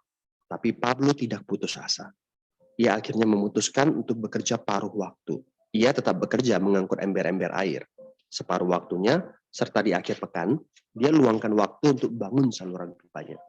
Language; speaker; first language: Indonesian; native; Indonesian